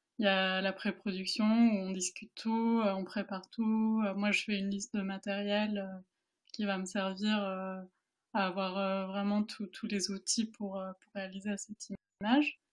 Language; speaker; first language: French; early bilingual, other home language; Spanish